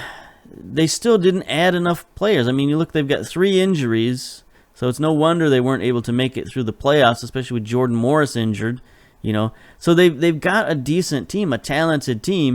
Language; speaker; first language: English; native; English